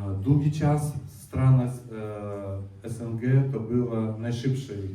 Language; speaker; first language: Polish; non-native, learner; Russian